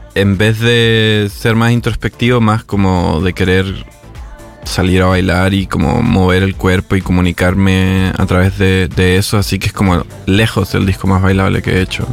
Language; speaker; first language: Spanish; native; Spanish